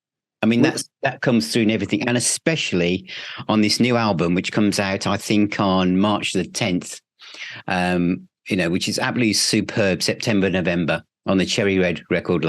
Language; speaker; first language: English; native; English